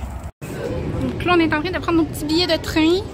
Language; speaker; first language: French; native; French